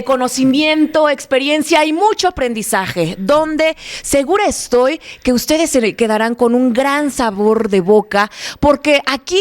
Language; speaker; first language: Spanish; native; Spanish